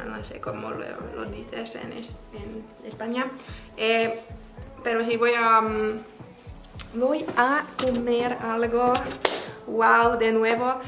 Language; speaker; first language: Spanish; non-native, learner; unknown